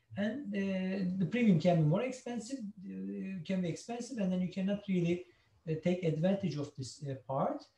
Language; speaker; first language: English; non-native, fluent; Turkish